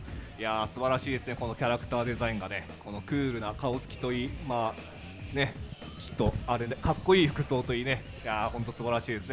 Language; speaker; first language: Japanese; native; Japanese